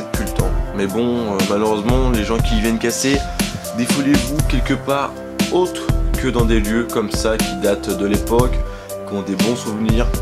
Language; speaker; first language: French; native; French